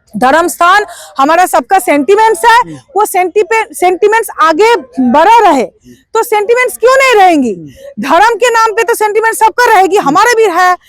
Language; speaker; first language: Hindi; non-native, local second language; Bangla